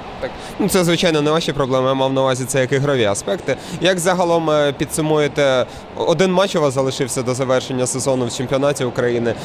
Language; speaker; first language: Ukrainian; native; Ukrainian